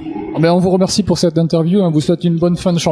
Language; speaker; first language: French; native; French